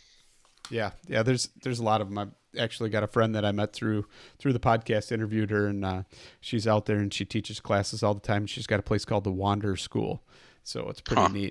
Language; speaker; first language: English; native; English